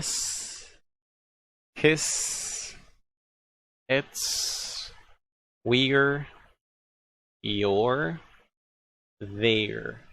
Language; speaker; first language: English; non-native, fluent; Spanish